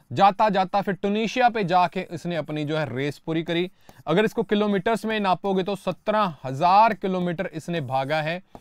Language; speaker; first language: Hindi; non-native, local second language; Punjabi